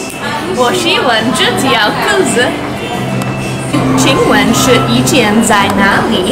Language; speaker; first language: Chinese; non-native, learner; English